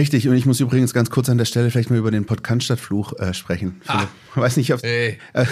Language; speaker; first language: German; native; German